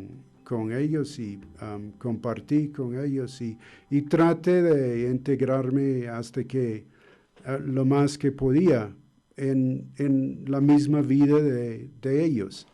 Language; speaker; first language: Spanish; non-native, fluent; English